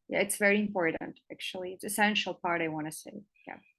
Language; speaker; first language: English; non-native, fluent; Russian